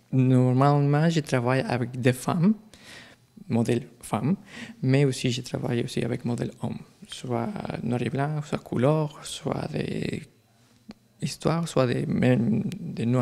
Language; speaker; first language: French; non-native, learner; Spanish